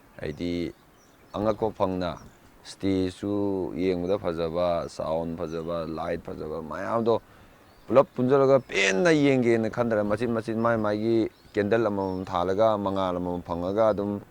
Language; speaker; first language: Manipuri; non-native, local second language; Rongmei Naga